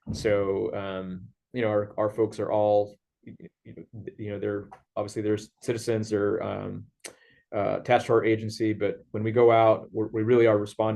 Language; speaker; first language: English; native; English